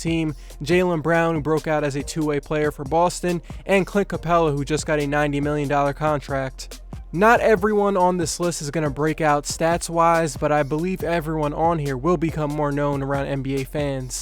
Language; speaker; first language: English; native; English